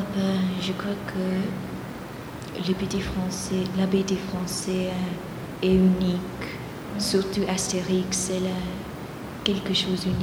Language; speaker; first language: French; non-native, fluent; Greek